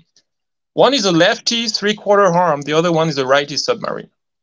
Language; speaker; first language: English; non-native, fluent; French